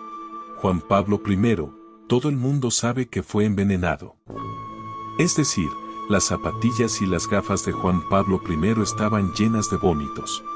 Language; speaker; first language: Spanish; native; Spanish